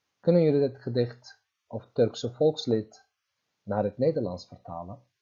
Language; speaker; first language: Dutch; non-native, fluent; Turkish